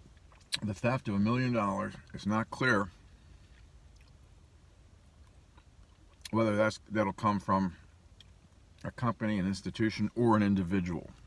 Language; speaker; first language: English; native; English